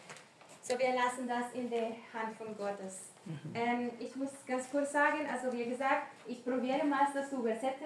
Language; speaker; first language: German; non-native, learner; Spanish